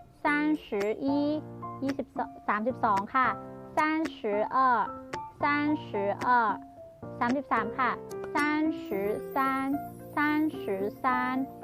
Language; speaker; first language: Chinese; non-native, fluent; Thai